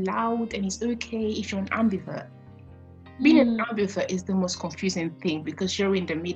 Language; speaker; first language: English; non-native, fluent; French